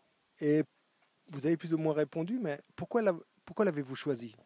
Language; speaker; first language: French; native; French